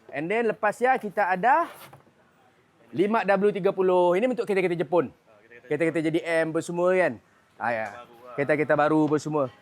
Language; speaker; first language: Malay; native; Malay